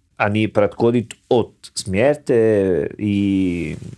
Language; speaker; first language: Russian; non-native, learner; Italian